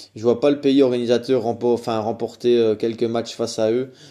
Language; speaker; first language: French; native; French